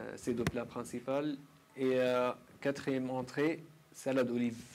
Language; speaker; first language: French; non-native, learner; Arabic